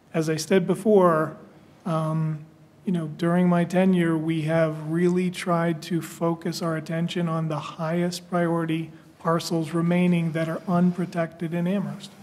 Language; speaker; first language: English; native; English